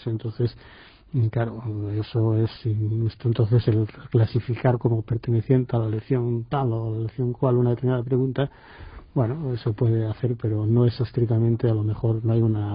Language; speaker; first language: Spanish; native; Spanish